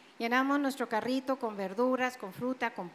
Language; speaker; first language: Spanish; native; Spanish